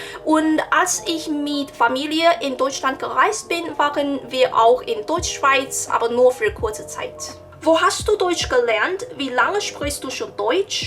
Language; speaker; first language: German; non-native, learner; Chinese